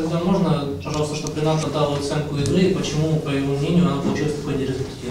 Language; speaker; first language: Russian; native; Russian